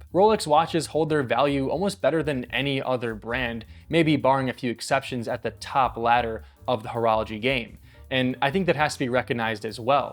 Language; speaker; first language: English; native; English